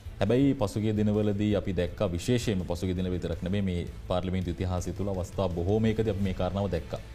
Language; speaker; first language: Sinhala; native; Sinhala